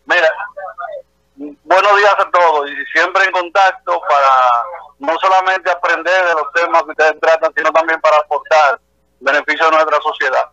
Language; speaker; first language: Spanish; native; Spanish